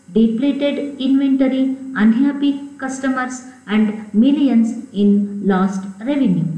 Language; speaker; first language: English; non-native, local second language; Kannada